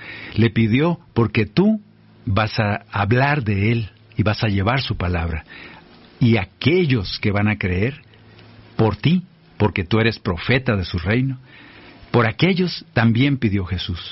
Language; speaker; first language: Spanish; native; Spanish